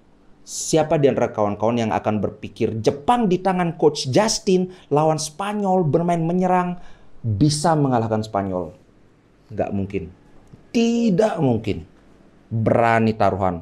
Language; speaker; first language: Indonesian; native; Indonesian